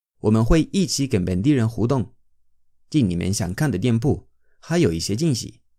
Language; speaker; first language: Chinese; non-native, fluent; Spanish